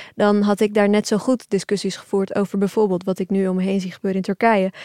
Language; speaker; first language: Dutch; early bilingual, other home language; Turkish